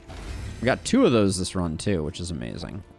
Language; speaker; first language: English; native; English